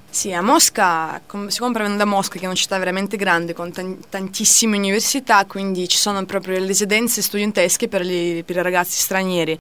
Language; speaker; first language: Italian; non-native, fluent; Russian